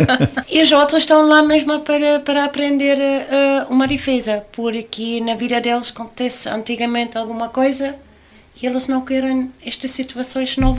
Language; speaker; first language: Portuguese; non-native, learner; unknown